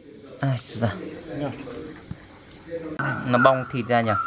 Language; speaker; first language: Vietnamese; native; Vietnamese